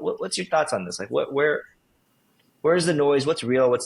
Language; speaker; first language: English; native; English